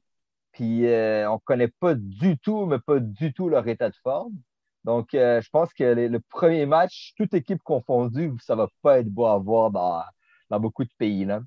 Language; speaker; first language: French; native; French